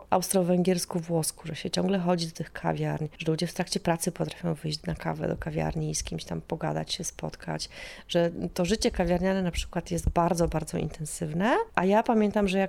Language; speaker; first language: Polish; native; Polish